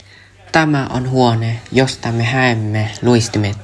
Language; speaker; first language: Finnish; non-native, learner; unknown